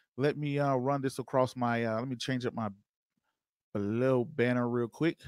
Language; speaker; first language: English; native; English